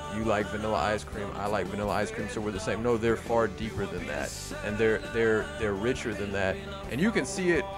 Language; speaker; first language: English; native; English